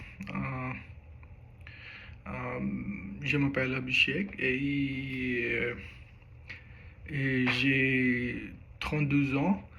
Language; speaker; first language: French; non-native, learner; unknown